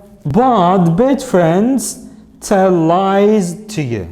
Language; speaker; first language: English; non-native, fluent; Turkish